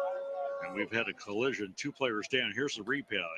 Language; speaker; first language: English; native; English